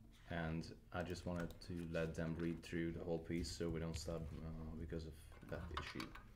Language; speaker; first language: English; non-native, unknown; Hungarian